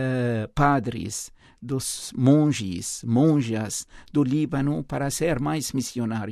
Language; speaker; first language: Portuguese; non-native, fluent; Arabic